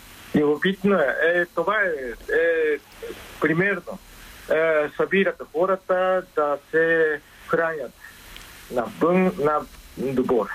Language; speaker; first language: Bulgarian; non-native, learner; Japanese